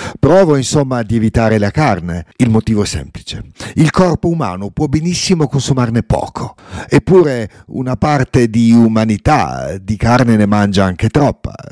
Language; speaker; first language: Italian; non-native, local second language; Ladin